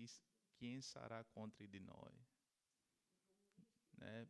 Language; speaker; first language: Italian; non-native, learner; Portuguese